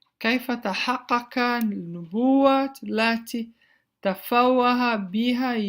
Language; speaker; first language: Arabic; non-native, fluent; Portuguese